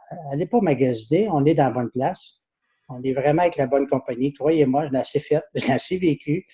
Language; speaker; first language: French; native; French